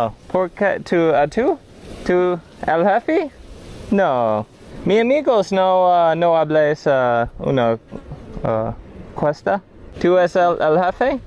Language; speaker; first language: Spanish; non-native, learner; English